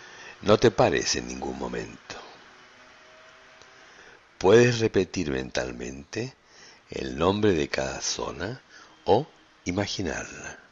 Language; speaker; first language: Spanish; native; Spanish